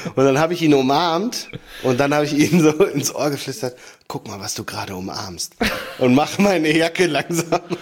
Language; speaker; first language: German; native; German